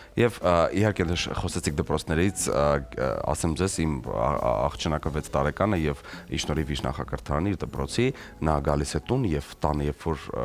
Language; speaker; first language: Armenian; native; Armenian